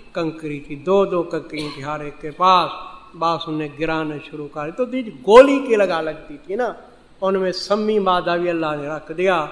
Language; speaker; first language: Urdu; non-native, local second language; Saraiki